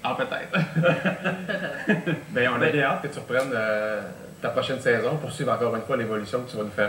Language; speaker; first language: French; native; French